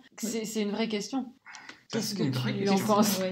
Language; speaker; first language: French; native; French